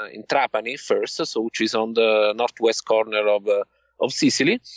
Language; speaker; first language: English; non-native, fluent; Italian